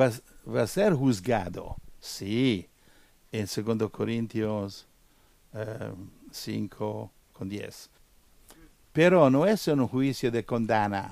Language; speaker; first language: Spanish; non-native, learner; Italian